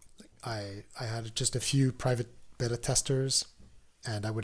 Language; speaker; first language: English; non-native, fluent; French